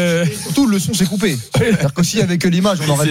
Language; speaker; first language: French; native; French